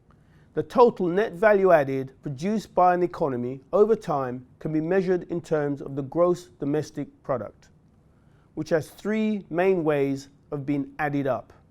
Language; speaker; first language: English; native; English